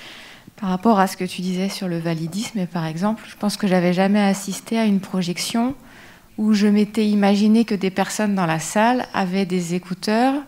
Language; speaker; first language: French; native; French